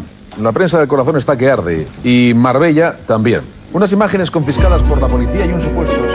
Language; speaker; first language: Spanish; native; Spanish